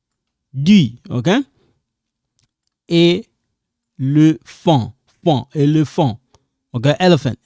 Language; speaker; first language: French; non-native, local second language; Lingala